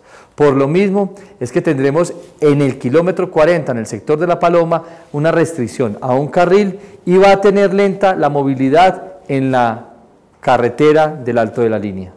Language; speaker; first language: Spanish; native; Spanish